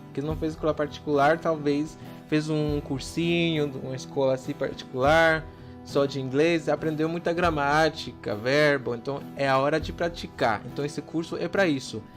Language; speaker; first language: Portuguese; non-native, fluent; English